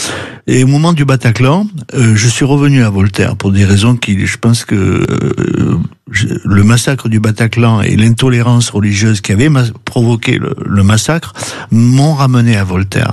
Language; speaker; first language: French; native; French